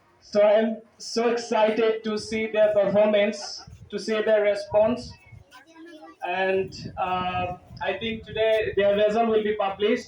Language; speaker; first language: English; non-native, local second language; Bangla